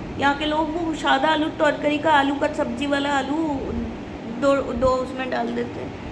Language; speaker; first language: Hindi; non-native, local second language; Bangla